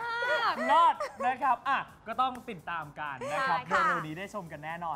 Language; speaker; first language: Thai; native; Thai